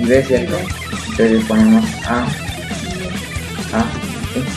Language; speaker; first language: Spanish; native; Spanish